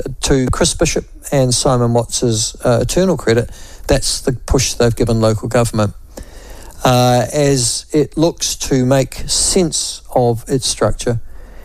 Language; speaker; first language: English; native; English